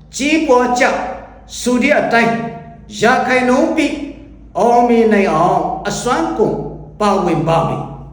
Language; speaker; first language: Burmese; non-native, local second language; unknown